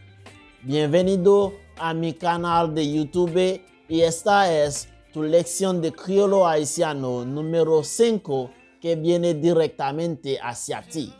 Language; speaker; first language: Spanish; non-native, local second language; Haitian Creole